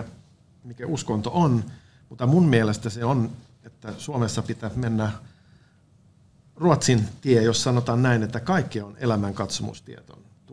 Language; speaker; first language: Finnish; non-native, fluent; Swedish